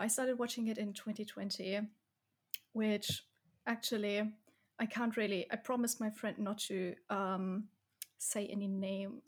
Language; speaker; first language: English; non-native, fluent; German